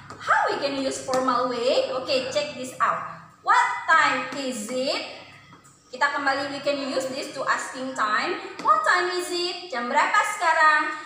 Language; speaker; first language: English; non-native, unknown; Indonesian